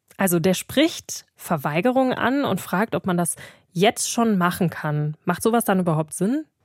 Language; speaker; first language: German; native; German